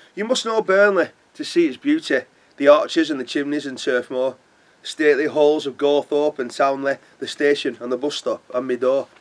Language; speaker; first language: English; native; English